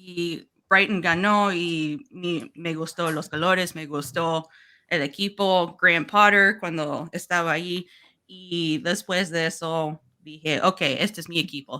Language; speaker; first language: Spanish; non-native, learner; English